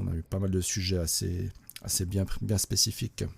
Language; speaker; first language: French; native; French